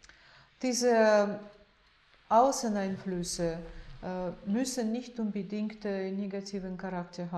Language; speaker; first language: German; non-native, fluent; Russian